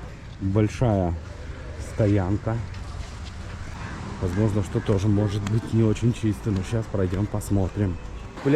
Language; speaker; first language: Russian; native; Russian